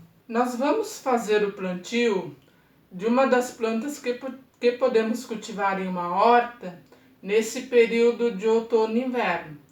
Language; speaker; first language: Portuguese; native; Portuguese